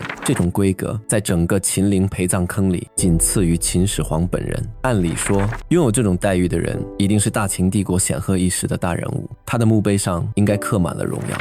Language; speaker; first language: Chinese; native; Chinese